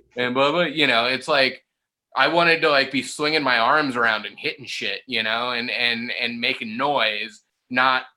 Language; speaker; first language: English; native; English